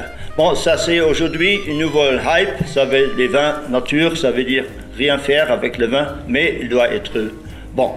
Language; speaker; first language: French; non-native, local second language; Luxembourgish